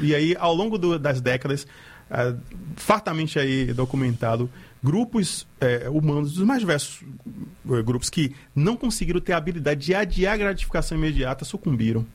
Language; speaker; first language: Portuguese; native; Portuguese